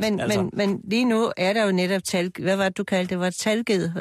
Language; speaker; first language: Danish; native; Danish